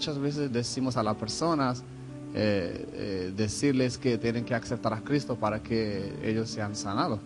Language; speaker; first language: Spanish; non-native, fluent; Hebrew